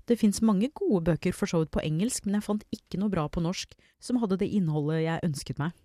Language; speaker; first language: Norwegian; early bilingual, other home language; English